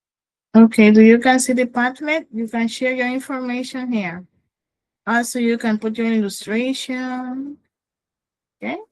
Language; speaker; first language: English; non-native, learner; Spanish